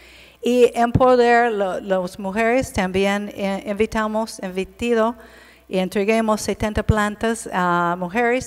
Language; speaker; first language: Spanish; non-native, learner; English